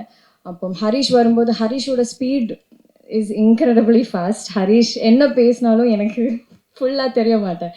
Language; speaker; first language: Tamil; non-native, fluent; Malayalam